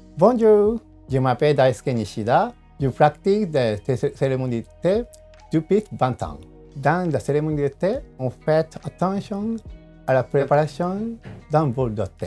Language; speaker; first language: French; non-native, fluent; Japanese